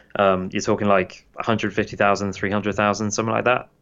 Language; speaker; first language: English; native; English